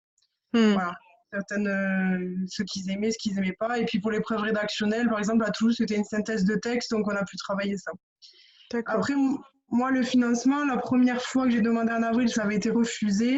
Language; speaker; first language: French; native; French